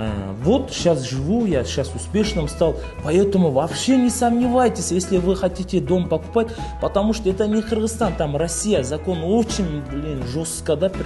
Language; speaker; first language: Russian; non-native, local second language; Kyrgyz